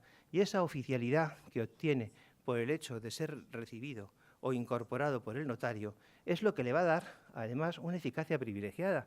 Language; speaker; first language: Spanish; native; Spanish